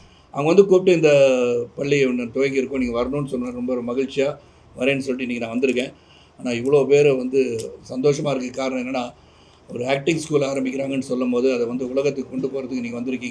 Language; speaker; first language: Tamil; native; Tamil